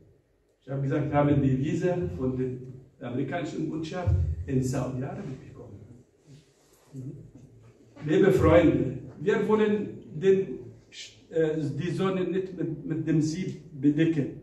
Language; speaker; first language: German; non-native, fluent; Arabic